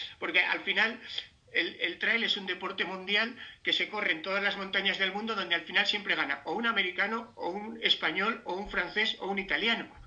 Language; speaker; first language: Spanish; native; Spanish